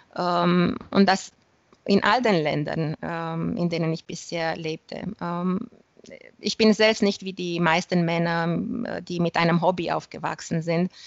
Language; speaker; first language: German; non-native, fluent; Romanian